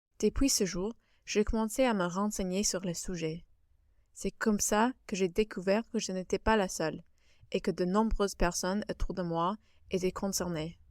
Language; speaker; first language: French; native; French